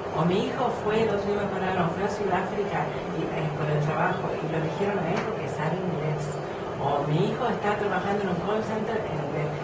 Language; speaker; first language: Spanish; non-native, fluent; English